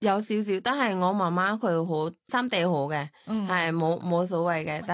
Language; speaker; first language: Cantonese; non-native, learner; Thai